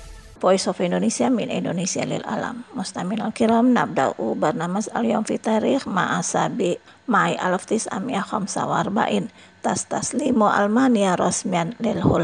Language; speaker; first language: Arabic; non-native, fluent; Indonesian